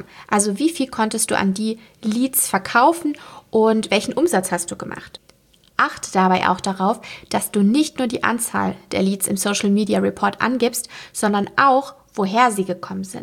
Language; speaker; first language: German; native; German